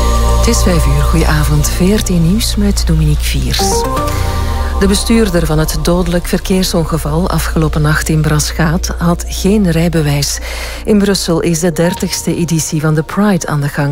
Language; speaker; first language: Dutch; native; Dutch